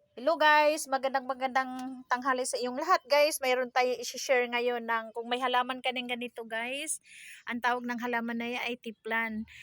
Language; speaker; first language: Filipino; non-native, local second language; Cebuano